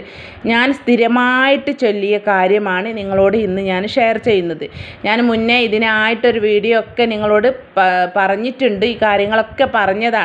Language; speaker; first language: Malayalam; native; Malayalam